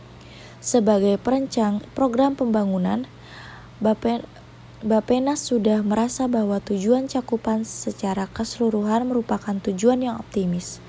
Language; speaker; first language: Indonesian; native; Indonesian